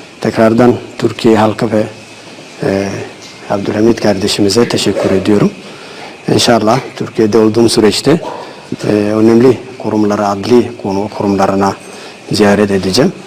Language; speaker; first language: Turkish; non-native, fluent; Somali